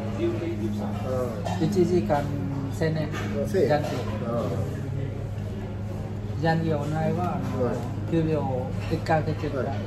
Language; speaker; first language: Japanese; non-native, learner; Vietnamese